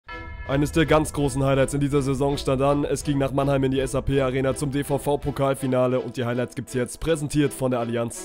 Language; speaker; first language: German; native; German